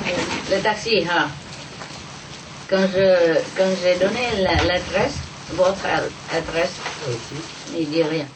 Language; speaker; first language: French; non-native, learner; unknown